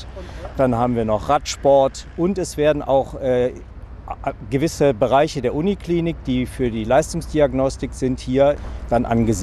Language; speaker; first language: German; native; German